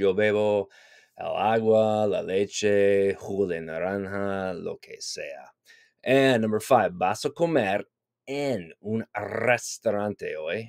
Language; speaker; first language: Spanish; non-native, fluent; English